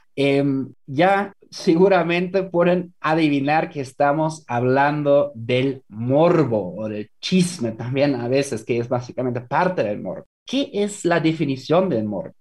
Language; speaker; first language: Spanish; non-native, fluent; German